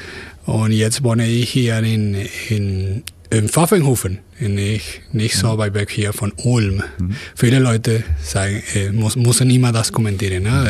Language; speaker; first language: German; non-native, fluent; Spanish